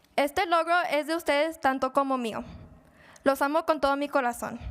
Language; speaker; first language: Spanish; early bilingual, heritage; Spanish